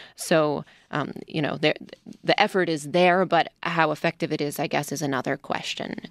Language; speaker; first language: English; native; English